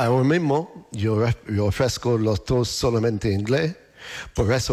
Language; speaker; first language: Spanish; non-native, learner; English